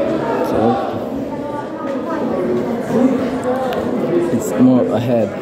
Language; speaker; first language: English; non-native, learner; Romanian